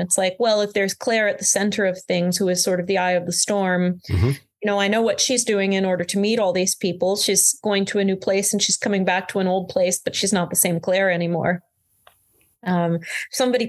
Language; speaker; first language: English; native; English